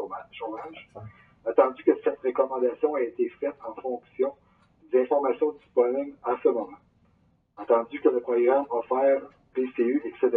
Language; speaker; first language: French; native; French